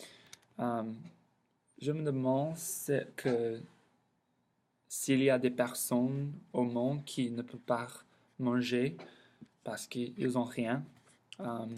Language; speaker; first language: French; non-native, learner; English